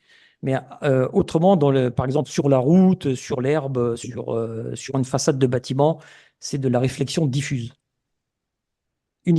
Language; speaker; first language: French; native; French